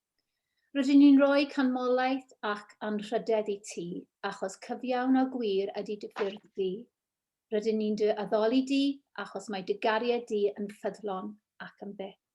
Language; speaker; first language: Welsh; non-native, local second language; English